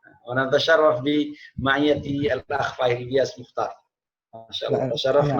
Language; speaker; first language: Arabic; non-native, fluent; Indonesian